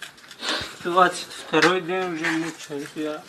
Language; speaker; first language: Russian; non-native, learner; Tajik